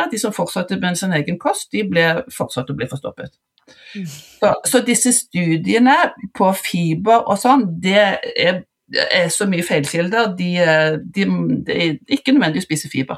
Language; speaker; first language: Norwegian; native; Norwegian